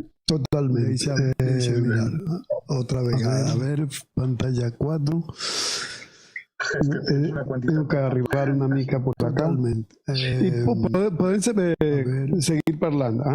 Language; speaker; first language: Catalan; non-native, learner; Spanish